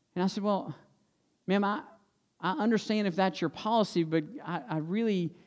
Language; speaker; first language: English; native; English